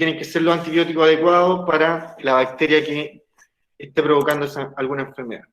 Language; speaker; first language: Spanish; native; Spanish